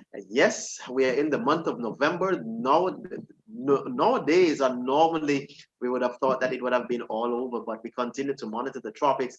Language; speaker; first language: English; native; English